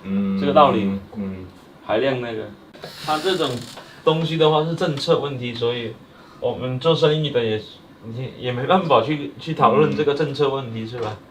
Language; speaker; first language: Chinese; native; Chinese